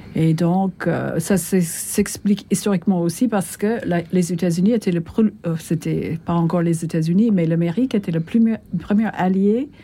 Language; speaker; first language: French; non-native, fluent; English